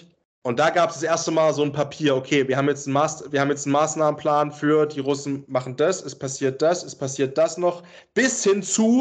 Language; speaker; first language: German; native; German